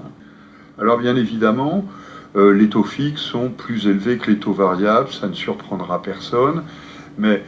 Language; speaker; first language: French; native; French